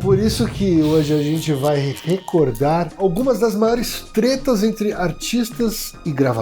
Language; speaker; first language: Portuguese; native; Portuguese